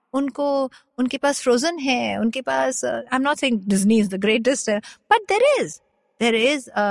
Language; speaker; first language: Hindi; non-native, local second language; Bangla